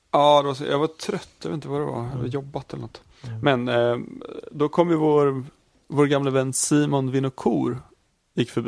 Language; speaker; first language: Swedish; native; Swedish